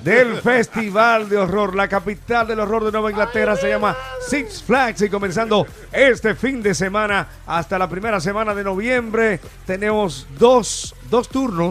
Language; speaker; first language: Spanish; native; Spanish